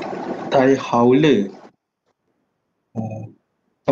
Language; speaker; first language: Chinese; non-native, learner; Malay